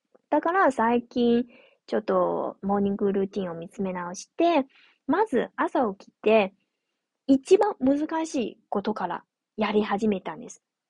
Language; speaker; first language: Japanese; non-native, fluent; Chinese